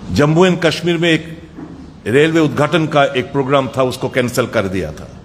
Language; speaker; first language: Hindi; non-native, local second language; Bangla